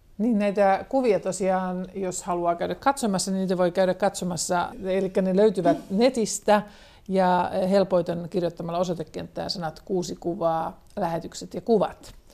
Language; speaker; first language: Finnish; native; Finnish